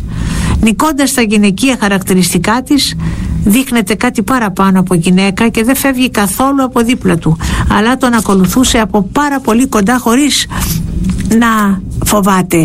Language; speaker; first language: Greek; native; Greek